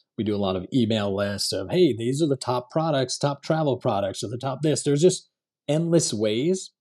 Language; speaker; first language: English; non-native, local second language; Cantonese